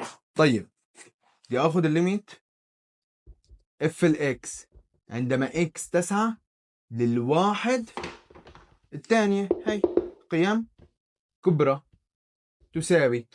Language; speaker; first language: Arabic; native; Arabic